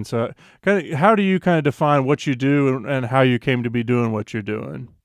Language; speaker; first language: English; native; English